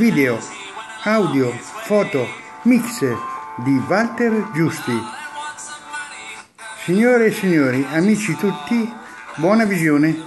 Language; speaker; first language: Italian; native; Italian